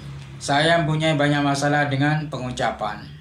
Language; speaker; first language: Indonesian; non-native, local second language; Madurese